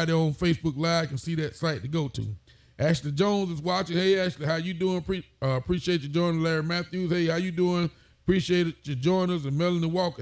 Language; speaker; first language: English; native; English